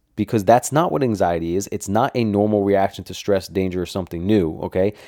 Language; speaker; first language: English; native; English